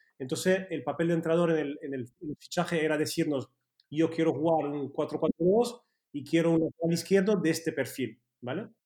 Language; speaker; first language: Spanish; early bilingual, heritage; Spanish